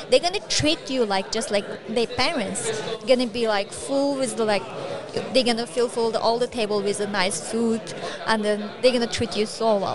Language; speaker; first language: English; non-native, learner; Chinese